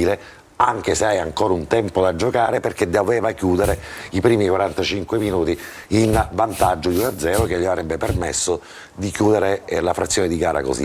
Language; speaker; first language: Italian; native; Italian